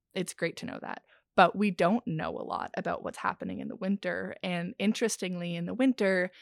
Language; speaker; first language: English; native; English